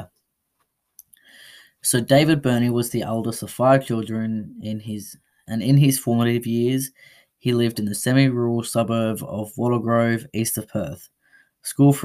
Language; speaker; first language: English; native; English